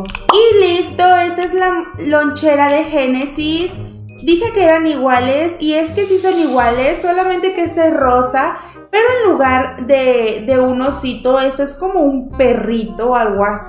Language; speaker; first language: Spanish; native; Spanish